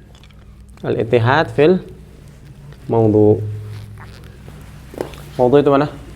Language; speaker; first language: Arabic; non-native, fluent; Indonesian